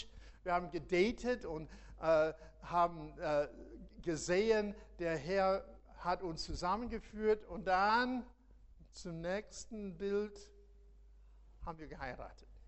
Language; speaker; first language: German; non-native, fluent; English